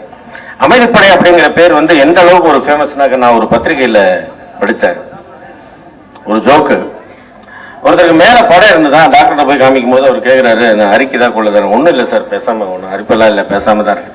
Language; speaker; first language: Tamil; native; Tamil